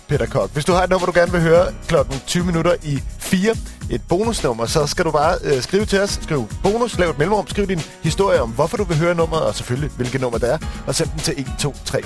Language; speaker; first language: Danish; native; Danish